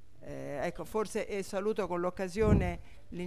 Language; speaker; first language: Italian; native; Italian